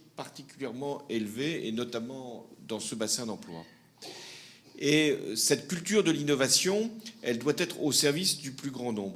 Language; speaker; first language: French; native; French